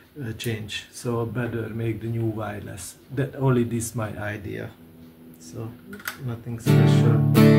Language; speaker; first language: English; non-native, learner; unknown